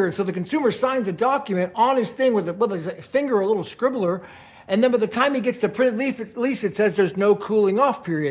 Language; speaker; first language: English; native; English